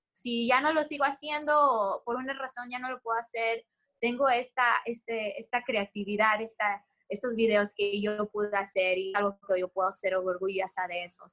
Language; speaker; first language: Spanish; early bilingual, heritage; Spanish